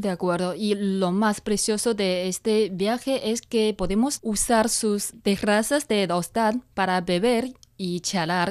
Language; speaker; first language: Spanish; non-native, fluent; Chinese